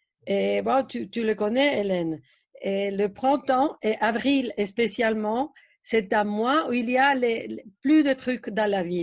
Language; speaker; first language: French; non-native, fluent; Spanish